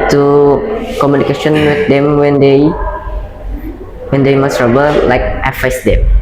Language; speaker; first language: English; non-native, learner; Indonesian